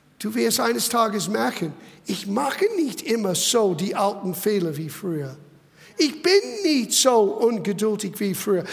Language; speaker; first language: German; non-native, fluent; English